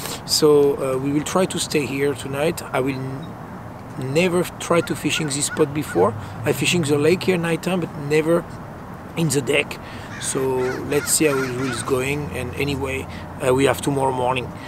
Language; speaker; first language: English; non-native, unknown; French